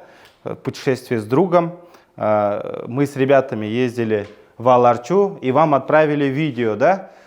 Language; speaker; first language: Russian; native; Russian